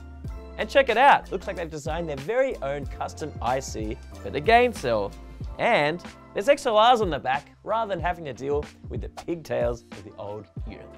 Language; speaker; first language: English; native; English